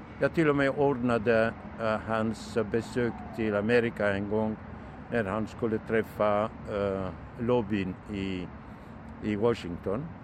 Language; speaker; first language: Swedish; non-native, fluent; Turkish